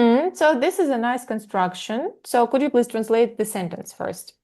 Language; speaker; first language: English; non-native, fluent; Russian